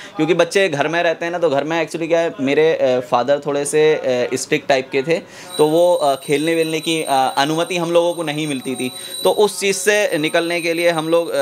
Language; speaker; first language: Hindi; native; Hindi